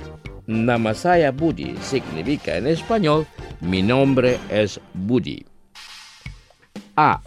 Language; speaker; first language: Spanish; non-native, fluent; Indonesian